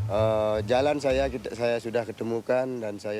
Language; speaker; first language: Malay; non-native, local second language; Balinese